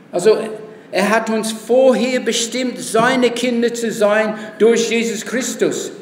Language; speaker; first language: German; non-native, fluent; English